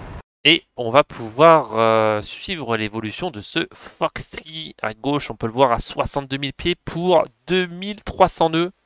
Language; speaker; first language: French; native; French